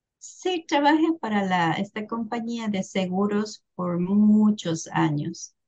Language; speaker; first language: Spanish; native; Spanish